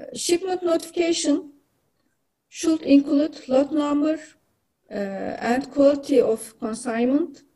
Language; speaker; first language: English; non-native, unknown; Turkish